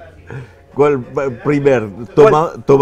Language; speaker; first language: Spanish; non-native, fluent; French